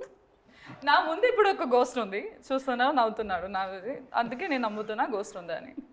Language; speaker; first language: Telugu; non-native, learner; Malayalam